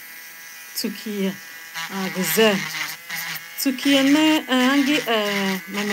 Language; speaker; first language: Turkish; non-native, learner; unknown